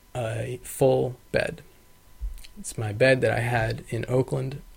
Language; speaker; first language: English; native; English